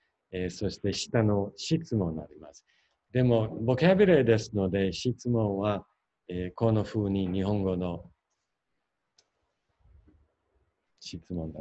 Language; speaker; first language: Japanese; non-native, fluent; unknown